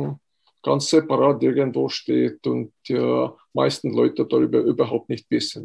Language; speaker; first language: German; non-native, fluent; Estonian